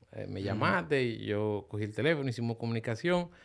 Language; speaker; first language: Spanish; early bilingual, heritage; Spanish